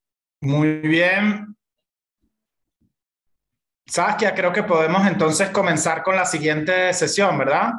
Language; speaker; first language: Spanish; native; Spanish